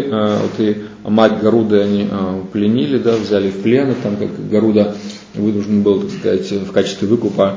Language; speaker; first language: Russian; native; Russian